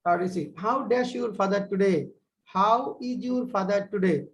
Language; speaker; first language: English; non-native, local second language; Bangla